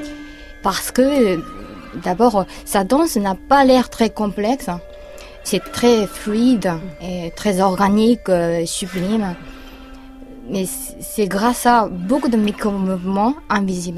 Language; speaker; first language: French; non-native, fluent; Japanese